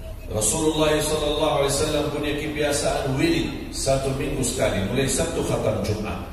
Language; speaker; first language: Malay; non-native, fluent; Arabic